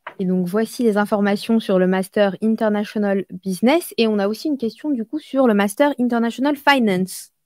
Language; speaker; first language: French; non-native, local second language; Arabic